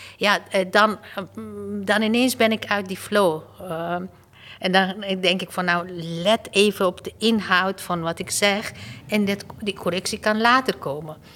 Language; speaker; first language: Dutch; non-native, fluent; Persian